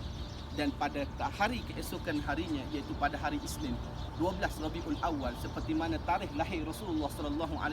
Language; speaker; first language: Malay; native; Malay